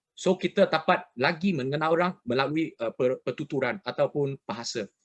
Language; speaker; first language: Malay; non-native, local second language; Chinese